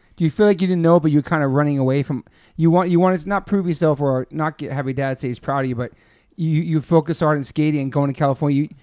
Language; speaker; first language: English; native; English